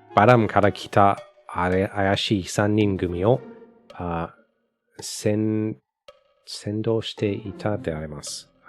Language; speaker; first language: Japanese; non-native, learner; English